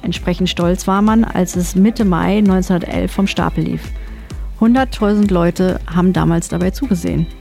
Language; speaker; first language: German; native; German